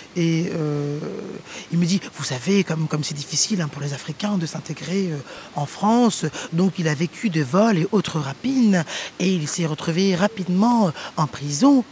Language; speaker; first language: French; native; French